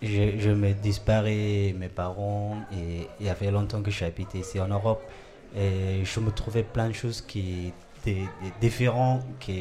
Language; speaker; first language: French; non-native, learner; Somali